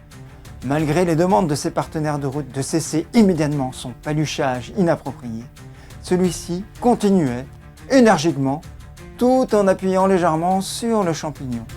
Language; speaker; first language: French; native; French